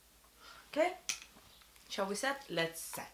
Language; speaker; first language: English; non-native, fluent; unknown